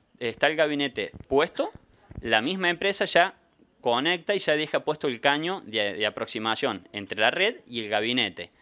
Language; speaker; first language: Spanish; native; Spanish